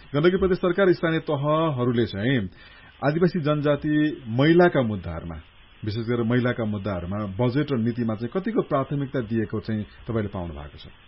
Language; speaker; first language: Nepali; native; Nepali